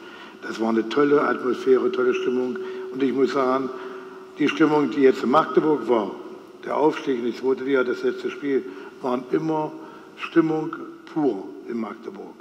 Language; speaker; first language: German; native; German